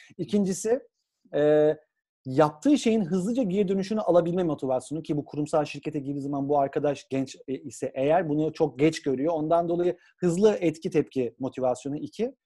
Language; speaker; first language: Turkish; native; Turkish